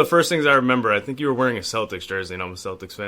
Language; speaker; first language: English; native; English